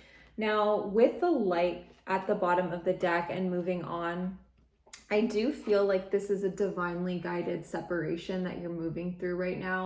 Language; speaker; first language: English; native; English